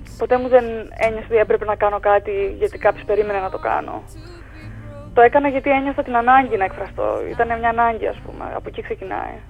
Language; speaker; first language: Greek; early bilingual, heritage; Greek